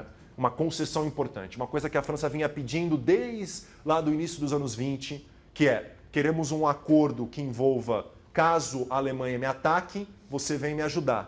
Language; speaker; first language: Portuguese; native; Portuguese